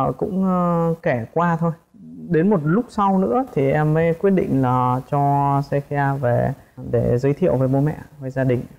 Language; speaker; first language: Vietnamese; early bilingual, heritage; Vietnamese